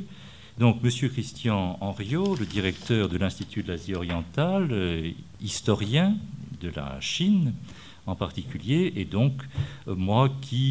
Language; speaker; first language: French; native; French